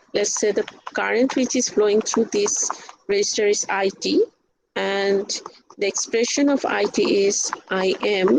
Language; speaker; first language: English; non-native, local second language; Bangla